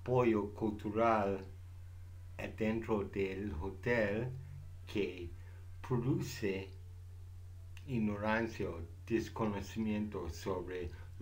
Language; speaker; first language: Spanish; non-native, fluent; English